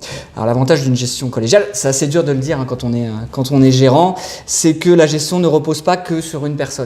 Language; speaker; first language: French; native; French